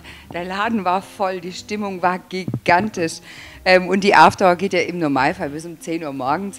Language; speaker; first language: German; native; German